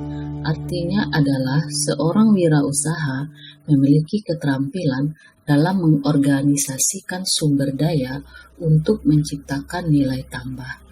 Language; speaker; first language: Indonesian; native; Indonesian